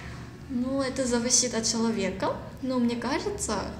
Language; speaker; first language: Russian; non-native, learner; Korean